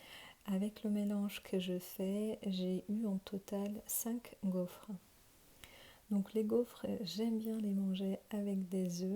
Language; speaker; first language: French; non-native, fluent; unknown